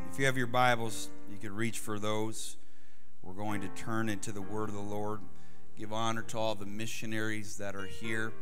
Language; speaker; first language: English; native; English